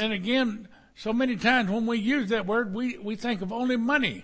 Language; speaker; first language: English; native; English